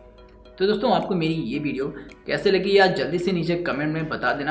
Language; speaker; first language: Hindi; native; Hindi